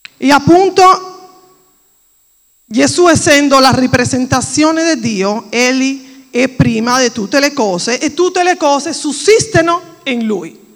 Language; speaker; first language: Italian; non-native, fluent; Spanish